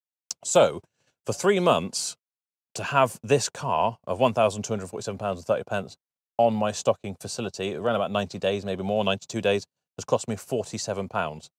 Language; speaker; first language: English; native; English